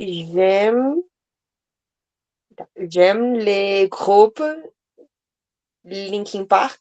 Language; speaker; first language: French; non-native, learner; Portuguese